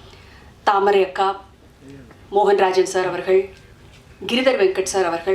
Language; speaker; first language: Tamil; native; Tamil